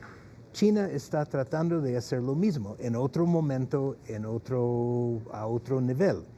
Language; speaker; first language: Spanish; non-native, fluent; English